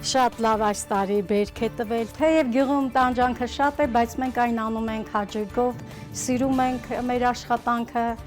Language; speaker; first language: Armenian; native; Armenian